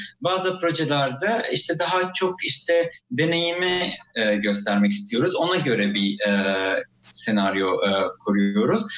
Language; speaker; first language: Turkish; non-native, fluent; Arabic